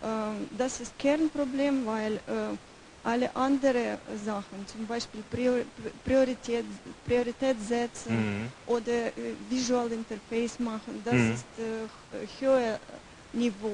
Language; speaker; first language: German; non-native, learner; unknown